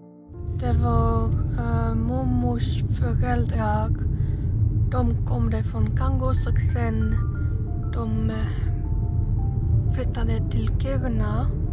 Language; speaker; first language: Swedish; early bilingual, heritage; French